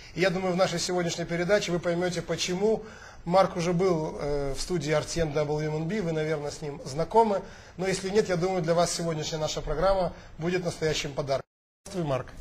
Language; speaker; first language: Russian; native; Russian